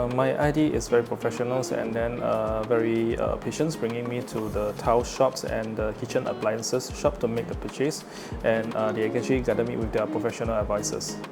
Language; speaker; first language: English; non-native, local second language; Chinese